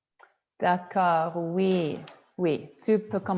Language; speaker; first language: French; non-native, fluent; Polish